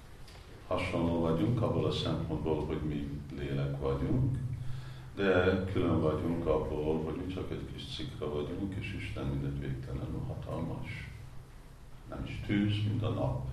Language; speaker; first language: Hungarian; non-native, fluent; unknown